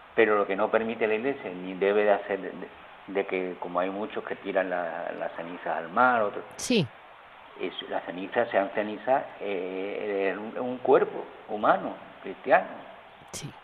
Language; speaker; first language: Spanish; native; Spanish